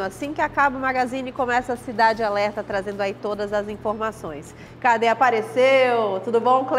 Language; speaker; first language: Portuguese; native; Portuguese